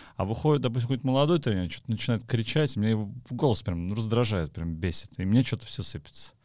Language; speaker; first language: Russian; native; Russian